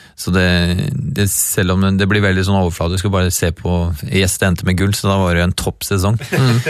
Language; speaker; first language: Norwegian; native; Norwegian